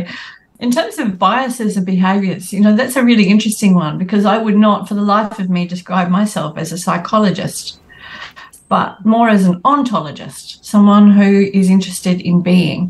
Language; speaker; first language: English; native; English